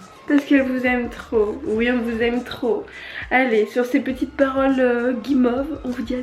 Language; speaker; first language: French; native; French